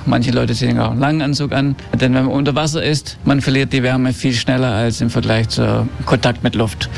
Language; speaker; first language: German; early bilingual, heritage; German